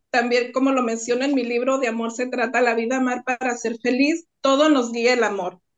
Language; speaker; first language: Spanish; native; Spanish